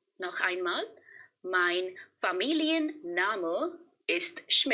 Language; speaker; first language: German; non-native, fluent; Hindi